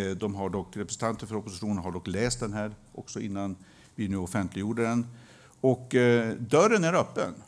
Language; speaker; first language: Swedish; native; Swedish